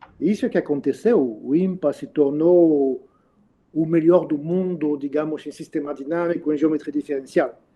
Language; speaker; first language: Portuguese; non-native, fluent; French